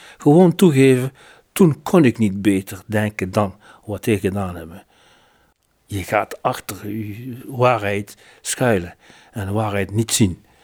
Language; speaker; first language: Dutch; non-native, fluent; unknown